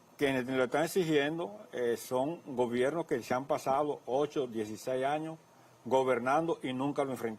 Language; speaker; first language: Spanish; native; Spanish